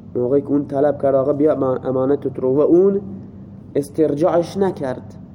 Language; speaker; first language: Persian; non-native, local second language; Baluchi